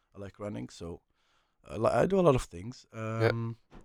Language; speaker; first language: English; non-native, fluent; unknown